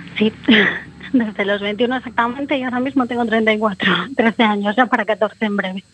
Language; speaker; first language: Spanish; native; Spanish